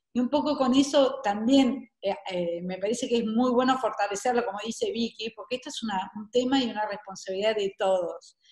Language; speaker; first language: Spanish; native; Spanish